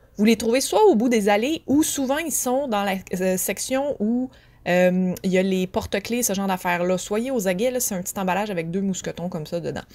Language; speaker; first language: French; native; French